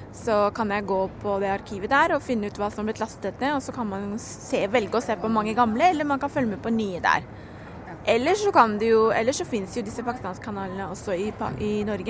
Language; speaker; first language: Norwegian; early bilingual, other home language; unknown